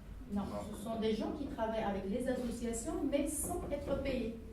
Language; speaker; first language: French; non-native, local second language; Arabic